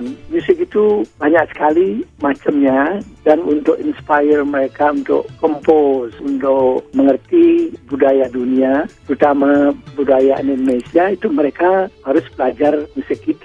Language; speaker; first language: Indonesian; non-native, local second language; Balinese